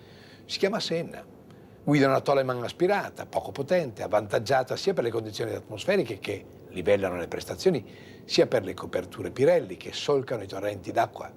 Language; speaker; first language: Italian; native; Italian